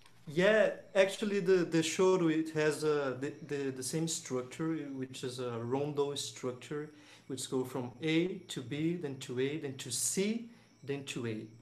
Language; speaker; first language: English; non-native, fluent; Portuguese